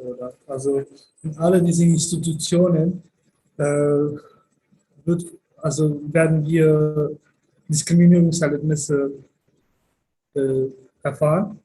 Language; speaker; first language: German; early bilingual, other home language; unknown